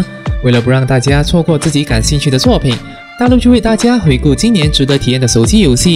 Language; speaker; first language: Chinese; native; Chinese